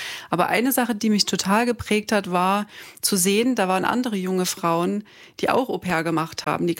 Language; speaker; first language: German; native; German